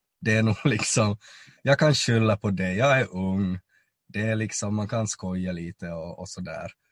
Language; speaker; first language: Swedish; native; Swedish